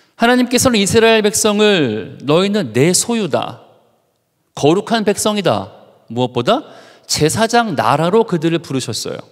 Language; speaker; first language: Korean; native; Korean